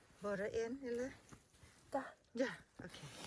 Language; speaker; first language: Swedish; non-native, learner; Thai